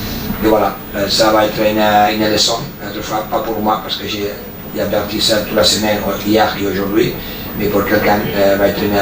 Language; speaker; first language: French; non-native, fluent; Spanish